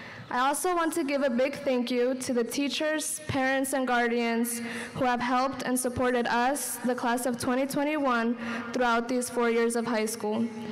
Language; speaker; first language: English; early bilingual, other home language; Spanish